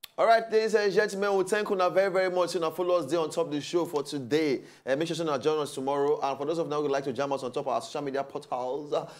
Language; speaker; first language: Nigerian Pidgin; native; Nigerian Pidgin